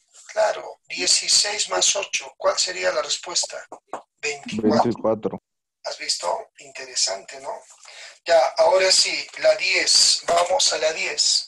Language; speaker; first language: Spanish; native; Spanish